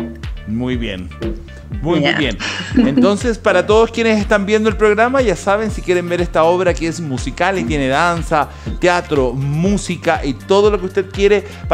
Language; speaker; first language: Spanish; native; Spanish